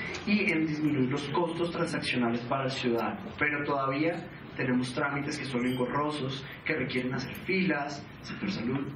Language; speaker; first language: Spanish; native; Spanish